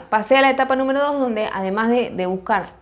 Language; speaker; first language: Spanish; native; Spanish